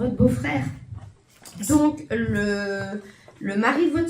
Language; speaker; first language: French; native; French